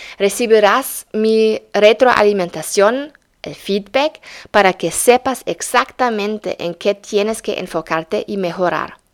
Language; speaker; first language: Spanish; non-native, fluent; German